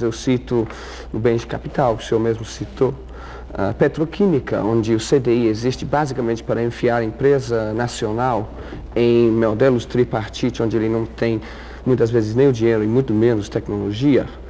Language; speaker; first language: Portuguese; non-native, fluent; English